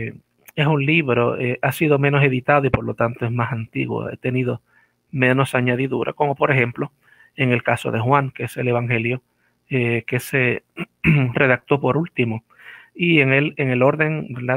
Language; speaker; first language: Spanish; native; Spanish